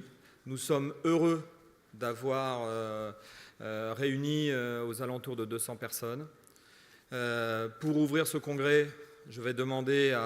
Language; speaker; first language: French; native; French